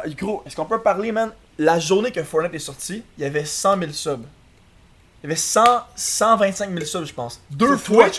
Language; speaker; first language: French; native; French